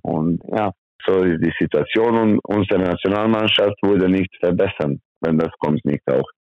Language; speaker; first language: German; non-native, learner; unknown